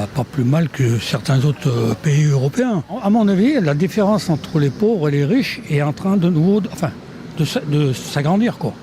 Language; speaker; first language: French; native; French